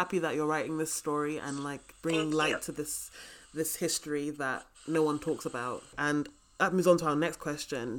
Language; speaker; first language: English; native; English